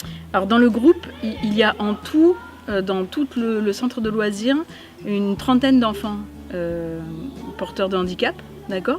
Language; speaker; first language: French; native; French